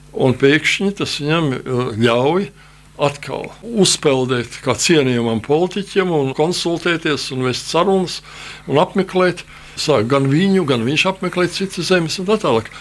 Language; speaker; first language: Latvian; native; Latvian